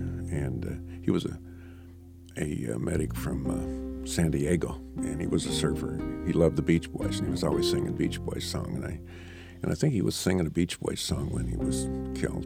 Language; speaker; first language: English; native; English